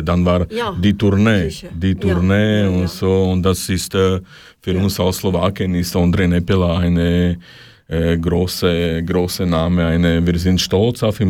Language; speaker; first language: German; non-native, learner; Slovak